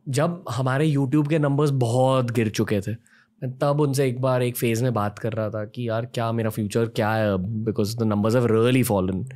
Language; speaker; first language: Hindi; native; Hindi